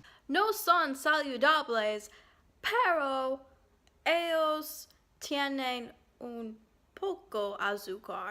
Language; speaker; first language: Spanish; non-native, learner; English